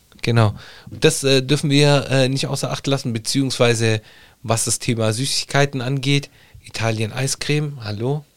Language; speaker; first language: German; early bilingual, other home language; Italian